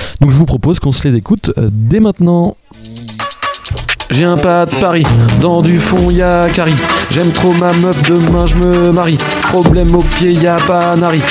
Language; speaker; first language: French; native; French